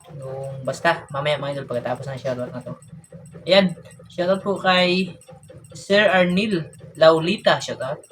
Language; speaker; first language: Filipino; native; Filipino